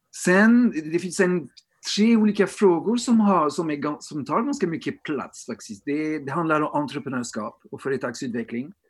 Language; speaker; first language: Swedish; non-native, fluent; French